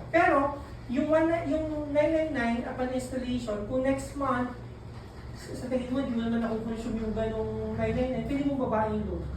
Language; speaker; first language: Filipino; non-native, local second language; Bikol